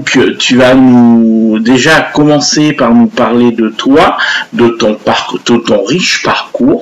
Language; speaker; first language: French; native; French